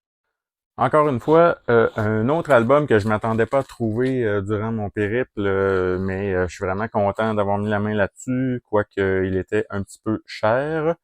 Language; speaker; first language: French; native; French